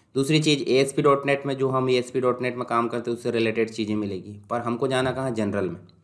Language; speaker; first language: Hindi; native; Hindi